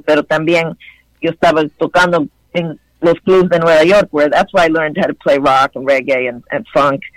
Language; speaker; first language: Spanish; early bilingual, heritage; Spanish